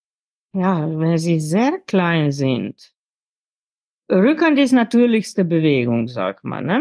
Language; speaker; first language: German; non-native, fluent; Slovenian